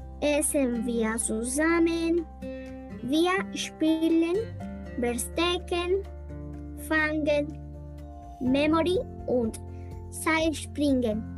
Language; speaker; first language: German; non-native, learner; Spanish